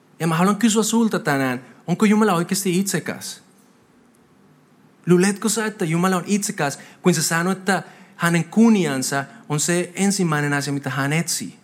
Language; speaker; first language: Finnish; non-native, fluent; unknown